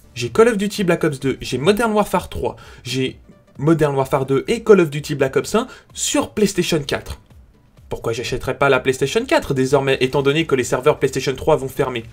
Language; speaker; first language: French; native; French